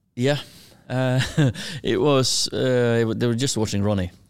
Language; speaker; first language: English; non-native, fluent; Norwegian